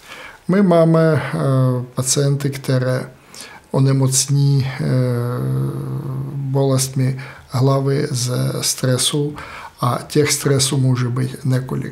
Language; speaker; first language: Czech; non-native, fluent; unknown